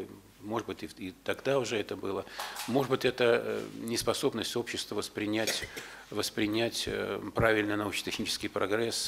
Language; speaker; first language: Russian; native; Russian